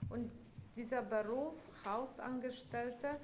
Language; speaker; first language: German; non-native, fluent; Polish